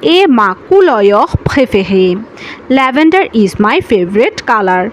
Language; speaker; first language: French; non-native, learner; Bangla